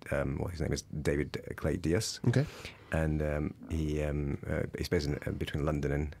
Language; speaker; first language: English; early bilingual, other home language; Russian